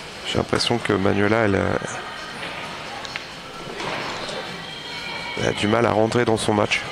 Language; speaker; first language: French; native; French